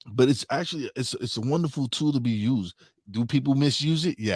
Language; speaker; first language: English; native; English